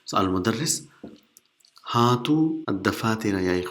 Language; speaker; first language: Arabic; non-native, fluent; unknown